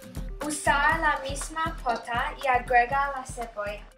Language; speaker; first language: Spanish; non-native, learner; English